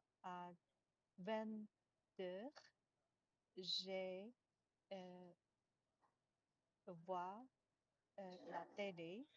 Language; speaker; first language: French; non-native, learner; Chinese